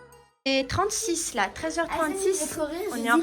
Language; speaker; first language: French; native; French